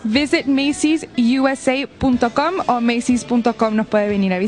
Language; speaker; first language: Portuguese; non-native, learner; Spanish